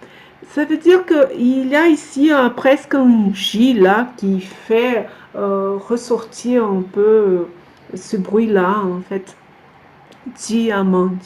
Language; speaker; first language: French; non-native, fluent; Portuguese